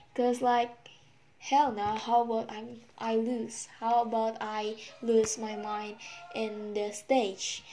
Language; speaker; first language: English; non-native, learner; Indonesian